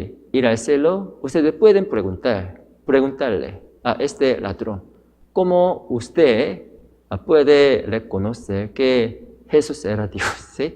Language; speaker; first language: Spanish; non-native, fluent; Korean